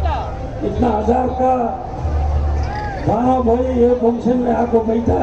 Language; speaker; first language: Hindi; non-native, local second language; Kannada